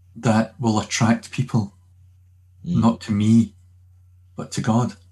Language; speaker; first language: English; native; English